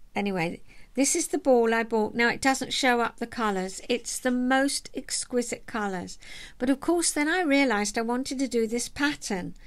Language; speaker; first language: English; native; English